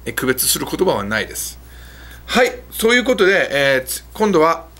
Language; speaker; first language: Japanese; early bilingual, heritage; Japanese